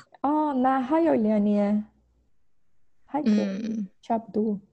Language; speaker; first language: Chinese; non-native, fluent; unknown